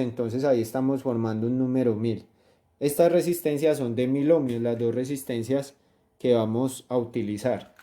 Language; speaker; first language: Spanish; native; Spanish